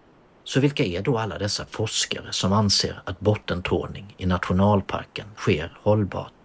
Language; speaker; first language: Swedish; native; Swedish